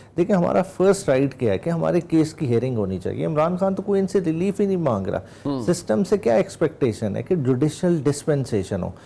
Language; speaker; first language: Urdu; non-native, local second language; Punjabi